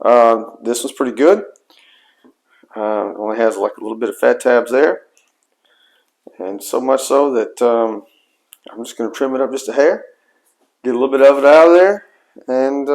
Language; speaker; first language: English; native; English